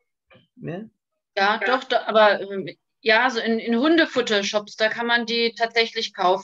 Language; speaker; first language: German; native; German